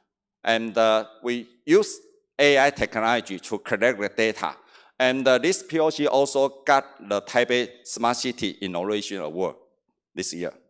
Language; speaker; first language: English; non-native, learner; Chinese